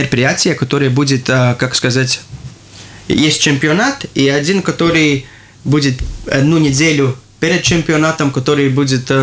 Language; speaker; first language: Russian; non-native, local second language; Latvian